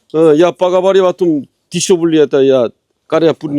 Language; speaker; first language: Russian; non-native, learner; Korean